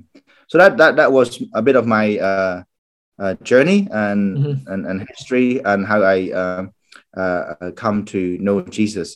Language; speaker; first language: English; non-native, fluent; Khmer